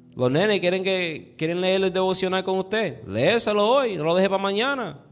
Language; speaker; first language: Spanish; early bilingual, heritage; Spanish